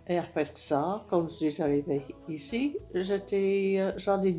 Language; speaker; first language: French; non-native, fluent; English